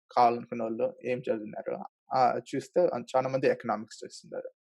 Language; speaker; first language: Telugu; early bilingual, heritage; Telugu